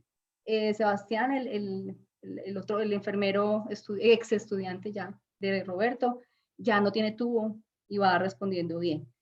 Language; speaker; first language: Spanish; native; Spanish